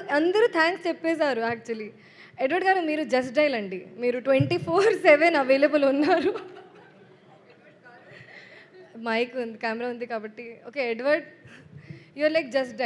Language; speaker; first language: Telugu; non-native, fluent; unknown